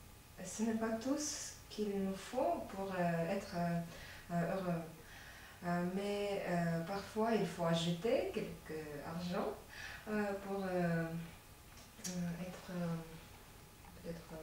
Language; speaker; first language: French; non-native, learner; Latvian